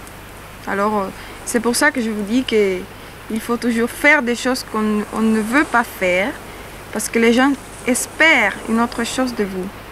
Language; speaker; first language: French; non-native, fluent; Spanish